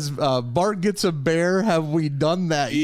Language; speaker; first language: English; native; English